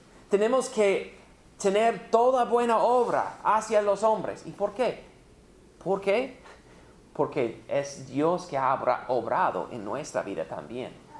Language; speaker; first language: Spanish; non-native, fluent; English